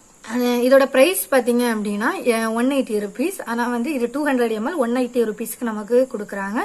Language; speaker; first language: Tamil; native; Tamil